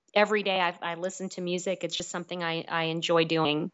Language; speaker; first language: English; native; English